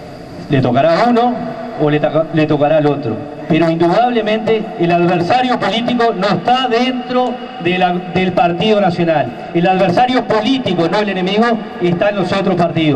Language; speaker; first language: Spanish; native; Spanish